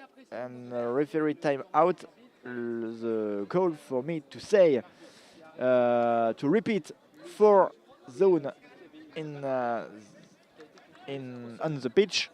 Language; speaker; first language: English; non-native, learner; French